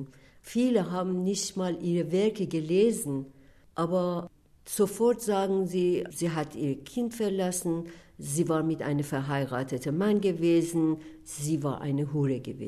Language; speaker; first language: German; non-native, fluent; Persian